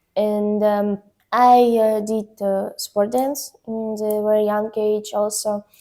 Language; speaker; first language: English; non-native, learner; Ukrainian